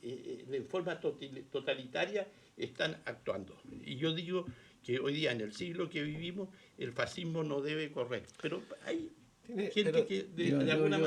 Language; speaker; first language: Spanish; native; Spanish